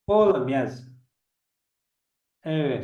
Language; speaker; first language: Turkish; non-native, learner; Chechen